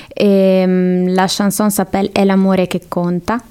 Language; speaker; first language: French; non-native, learner; Italian